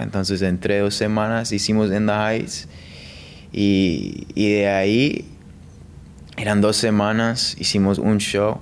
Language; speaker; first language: Spanish; early bilingual, heritage; English